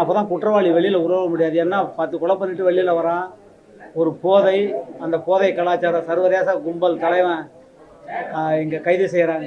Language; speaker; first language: Tamil; native; Tamil